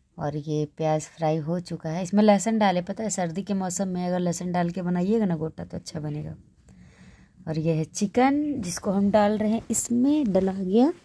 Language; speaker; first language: Hindi; native; Hindi